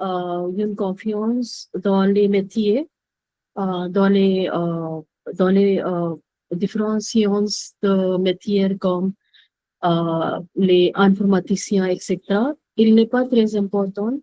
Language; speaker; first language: French; non-native, learner; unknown